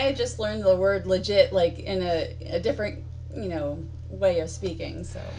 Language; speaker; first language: English; native; English